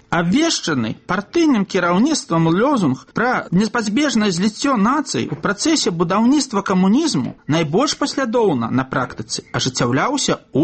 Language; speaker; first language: Belarusian; native; Belarusian